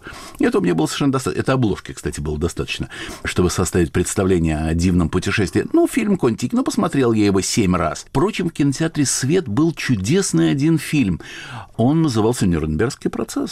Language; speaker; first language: Russian; native; Russian